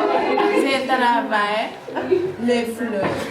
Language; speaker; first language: French; non-native, local second language; Wolof